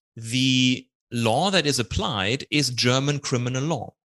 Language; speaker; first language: English; non-native, fluent; German